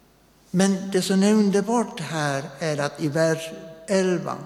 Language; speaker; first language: Swedish; non-native, fluent; Spanish